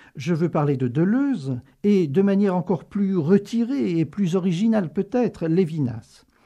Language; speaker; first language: French; native; French